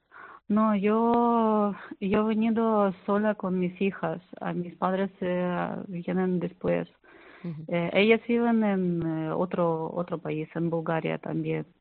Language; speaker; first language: Spanish; non-native, learner; Ukrainian